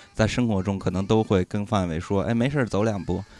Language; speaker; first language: Chinese; native; Chinese